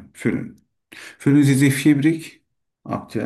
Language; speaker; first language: German; non-native, learner; Turkish